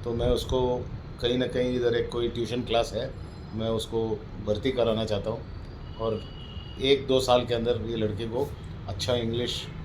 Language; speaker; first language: Hindi; non-native, local second language; Malayalam